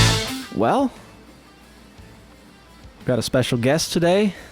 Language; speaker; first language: English; native; English